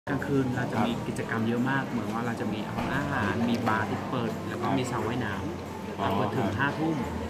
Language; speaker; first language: Thai; non-native, fluent; Vietnamese